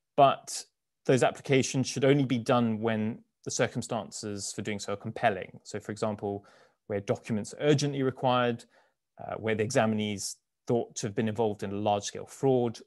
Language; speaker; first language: English; native; English